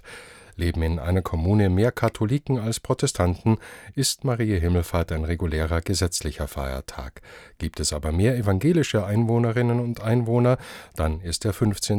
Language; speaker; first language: German; native; German